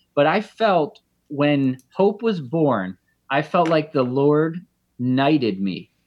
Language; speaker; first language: English; native; English